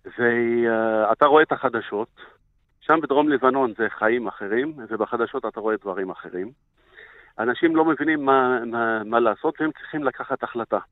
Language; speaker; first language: Hebrew; non-native, fluent; Arabic